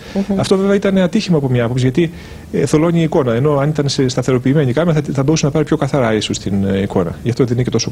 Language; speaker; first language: Greek; native; Greek